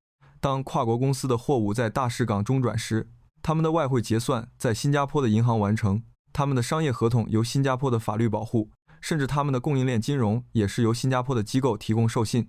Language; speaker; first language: Chinese; native; Chinese